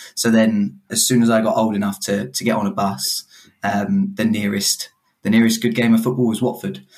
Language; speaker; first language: English; native; English